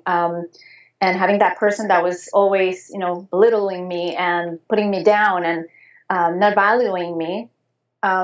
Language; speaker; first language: English; non-native, fluent; Spanish